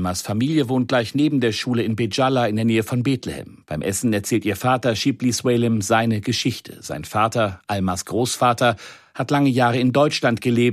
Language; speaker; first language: German; native; German